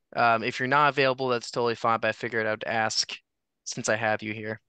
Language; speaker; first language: English; native; English